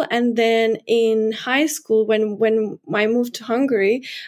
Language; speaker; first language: English; non-native, fluent; Hungarian